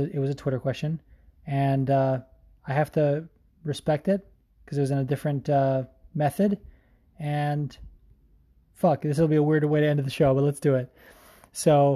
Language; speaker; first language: English; native; English